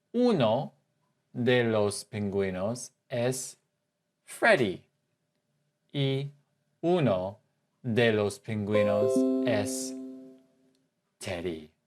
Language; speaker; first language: Spanish; non-native, fluent; English